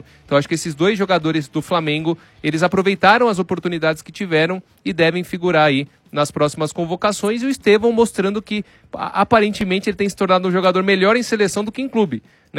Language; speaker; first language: Portuguese; native; Portuguese